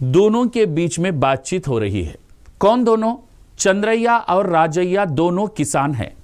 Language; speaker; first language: Hindi; non-native, local second language; Telugu